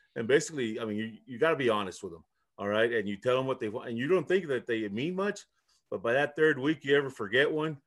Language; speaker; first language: English; early bilingual, other home language; Spanish